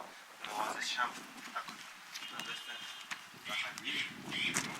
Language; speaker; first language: Russian; non-native, local second language; Kyrgyz